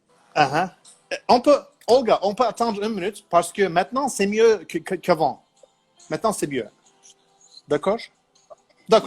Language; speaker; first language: French; non-native, learner; Turkish